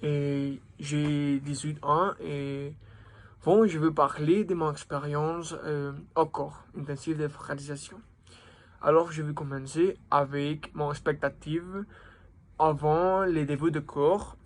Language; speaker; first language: French; non-native, learner; Spanish